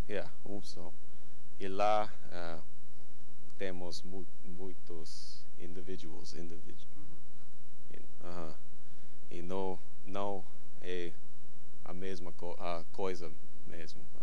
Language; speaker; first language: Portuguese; non-native, learner; English